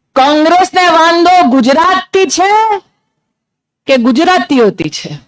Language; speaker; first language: Hindi; non-native, local second language; Gujarati